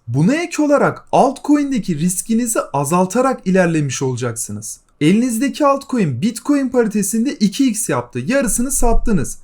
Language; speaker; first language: Turkish; native; Turkish